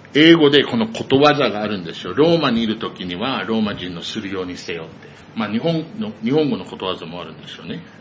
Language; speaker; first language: Japanese; non-native, fluent; English